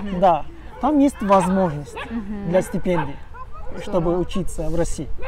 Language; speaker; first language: Russian; non-native, fluent; Turkish